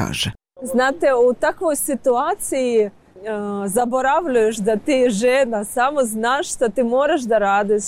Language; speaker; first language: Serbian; non-native, learner; Ukrainian